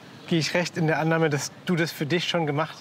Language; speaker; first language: German; native; German